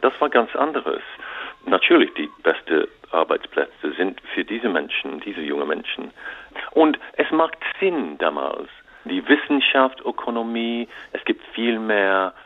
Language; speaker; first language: German; non-native, learner; English